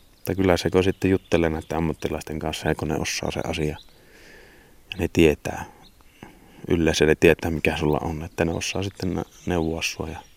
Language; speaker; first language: Finnish; early bilingual, heritage; Finnish